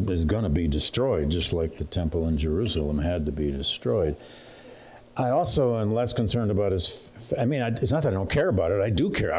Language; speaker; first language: English; native; English